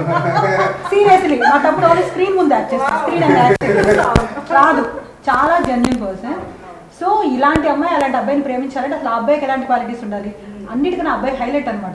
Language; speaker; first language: Telugu; native; Telugu